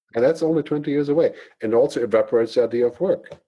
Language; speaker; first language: English; non-native, fluent; German